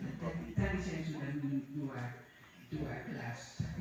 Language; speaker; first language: Indonesian; non-native, fluent; Dutch